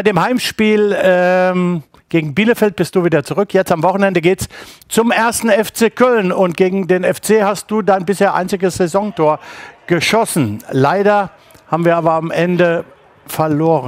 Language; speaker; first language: German; native; German